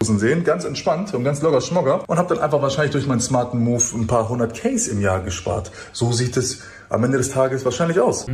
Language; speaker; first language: German; early bilingual, other home language; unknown